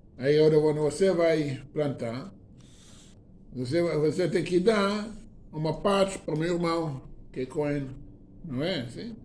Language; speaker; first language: Portuguese; non-native, fluent; Hebrew